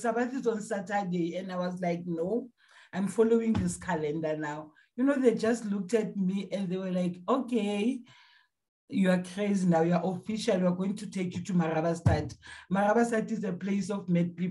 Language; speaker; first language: English; non-native, local second language; Tsonga